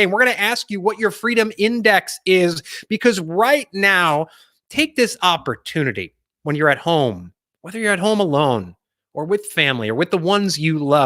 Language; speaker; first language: English; native; English